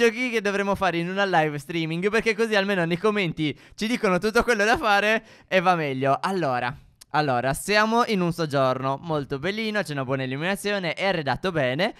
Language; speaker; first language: Italian; native; Italian